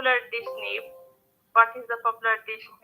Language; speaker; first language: English; non-native, learner; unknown